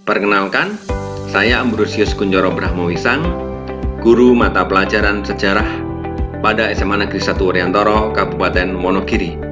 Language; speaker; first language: Indonesian; native; Indonesian